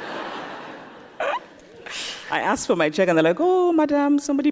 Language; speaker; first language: English; non-native, local second language; Igbo